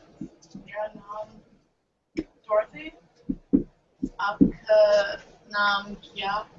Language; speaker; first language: Hindi; non-native, learner; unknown